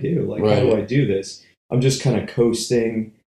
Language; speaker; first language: English; native; English